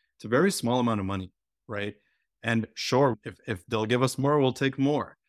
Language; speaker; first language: English; native; English